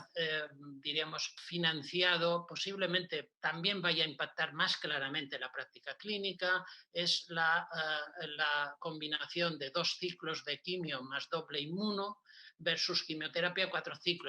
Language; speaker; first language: Spanish; native; Spanish